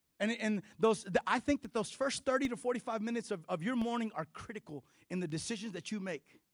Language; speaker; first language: English; native; English